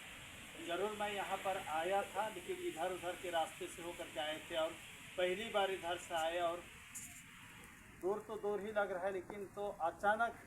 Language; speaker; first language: Hindi; native; Hindi